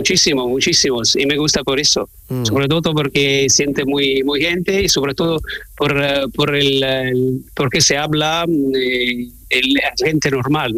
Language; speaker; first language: Spanish; non-native, learner; Italian